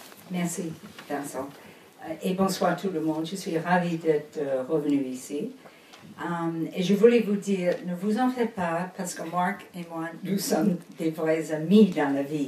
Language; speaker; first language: French; non-native, fluent; English